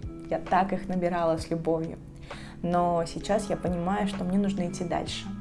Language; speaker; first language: Russian; native; Russian